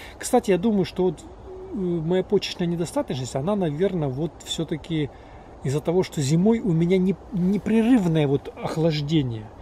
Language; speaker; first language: Russian; native; Russian